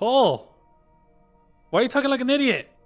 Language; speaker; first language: English; native; English